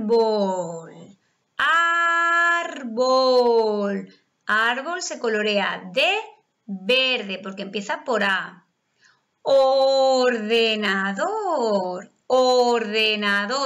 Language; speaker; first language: Spanish; native; Spanish